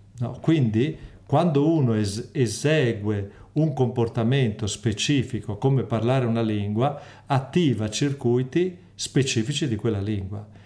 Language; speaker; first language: Italian; non-native, local second language; Friulian